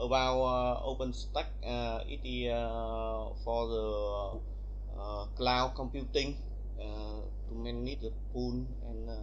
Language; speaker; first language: English; non-native, learner; Vietnamese